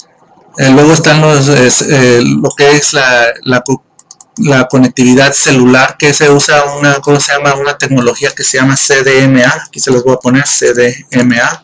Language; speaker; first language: Spanish; native; Spanish